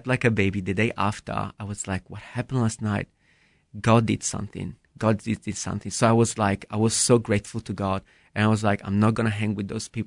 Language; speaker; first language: English; non-native, fluent; Italian